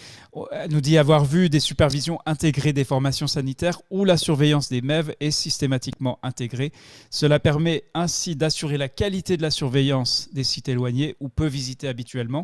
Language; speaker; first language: French; native; French